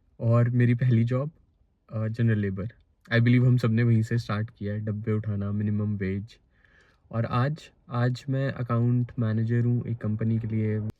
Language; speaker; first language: Hindi; native; Hindi